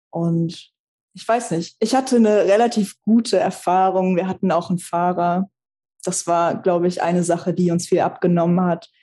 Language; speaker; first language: German; early bilingual, other home language; Russian